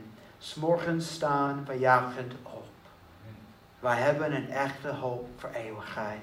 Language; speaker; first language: Dutch; non-native, learner; English